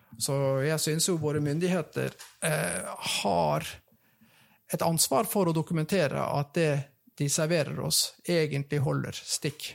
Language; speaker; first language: Norwegian; native; Norwegian